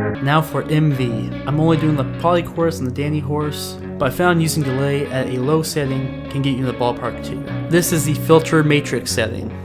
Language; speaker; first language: English; native; English